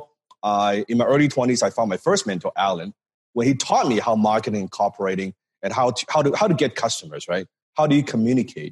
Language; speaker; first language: English; non-native, local second language; Cantonese